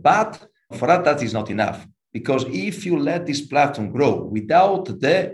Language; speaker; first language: English; non-native, fluent; Italian